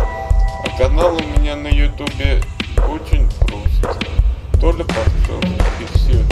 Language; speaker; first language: Russian; native; Russian